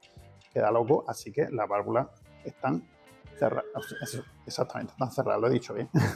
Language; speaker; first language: Spanish; native; Spanish